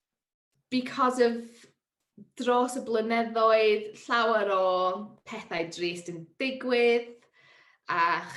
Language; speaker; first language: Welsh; non-native, learner; English